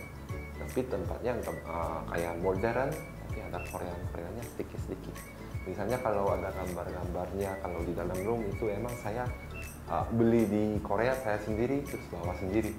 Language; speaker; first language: Indonesian; non-native, fluent; Korean